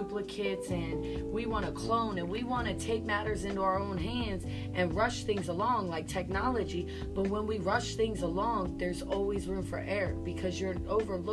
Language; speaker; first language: English; native; English